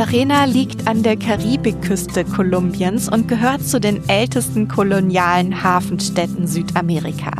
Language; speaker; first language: German; native; German